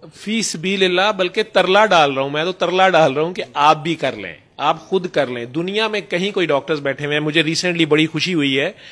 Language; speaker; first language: Urdu; non-native, local second language; Punjabi